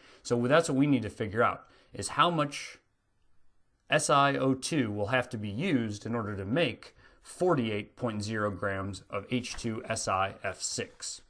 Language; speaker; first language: English; native; English